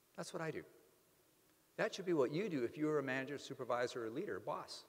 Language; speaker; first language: English; native; English